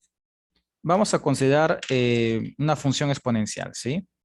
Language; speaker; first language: Spanish; native; Spanish